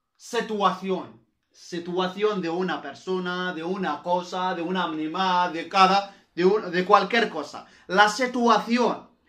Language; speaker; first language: Spanish; non-native, fluent; Arabic